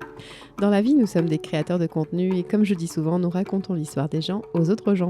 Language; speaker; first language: French; native; French